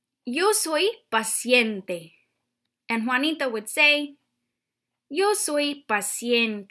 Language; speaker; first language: Spanish; non-native, fluent; English